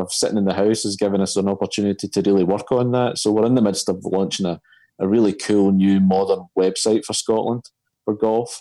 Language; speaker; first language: English; native; English